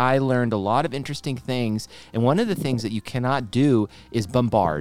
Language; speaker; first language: English; native; English